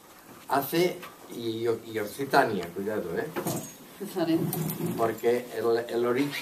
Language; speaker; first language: Spanish; non-native, local second language; Catalan